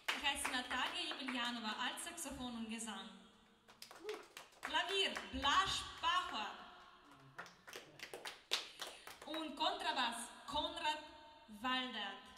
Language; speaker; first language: German; non-native, learner; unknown